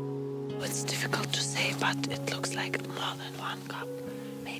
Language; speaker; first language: English; non-native, learner; Russian